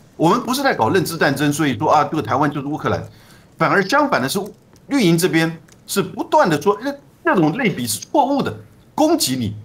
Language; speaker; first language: Chinese; native; Chinese